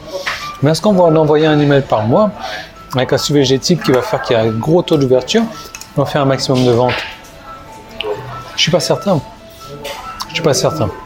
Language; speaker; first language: French; native; French